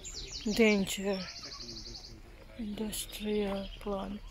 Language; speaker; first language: English; non-native, learner; Filipino